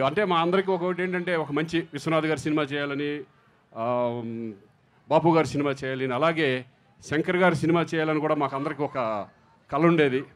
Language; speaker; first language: Telugu; native; Telugu